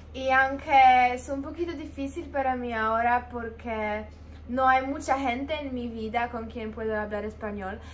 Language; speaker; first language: Spanish; non-native, fluent; Polish